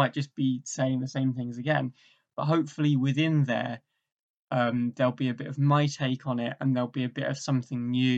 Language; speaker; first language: English; native; English